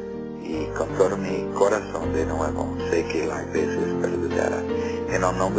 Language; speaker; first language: Spanish; non-native, fluent; English